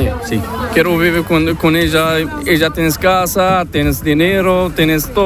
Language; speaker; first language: Spanish; non-native, learner; Arabic